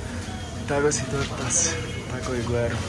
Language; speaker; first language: Spanish; non-native, learner; Italian